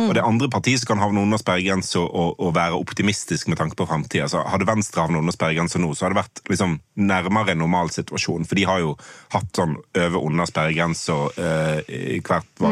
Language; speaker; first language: Norwegian; native; Norwegian